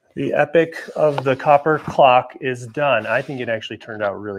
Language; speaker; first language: English; native; English